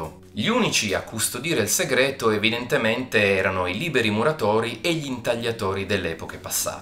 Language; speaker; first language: Italian; native; Italian